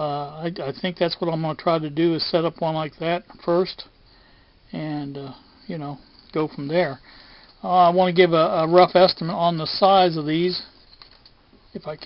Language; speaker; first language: English; native; English